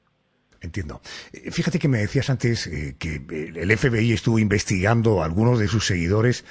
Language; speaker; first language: Spanish; native; Spanish